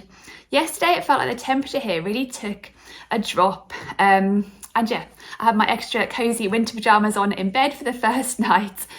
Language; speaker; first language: English; native; English